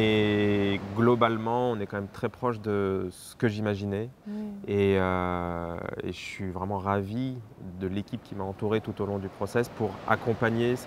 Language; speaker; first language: French; native; French